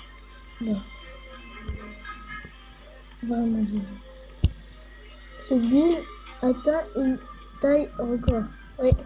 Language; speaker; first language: French; native; French